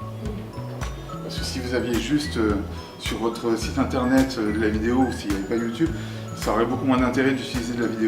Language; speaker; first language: French; native; French